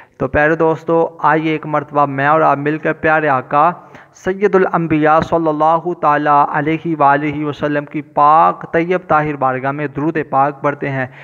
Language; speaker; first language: Urdu; non-native, local second language; Punjabi